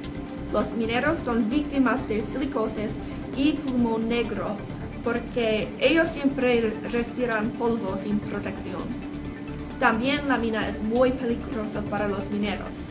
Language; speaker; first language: Spanish; non-native, learner; English